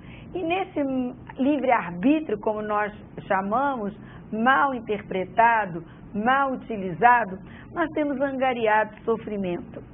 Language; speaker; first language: Portuguese; native; Portuguese